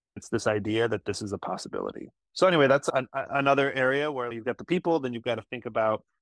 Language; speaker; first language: English; native; English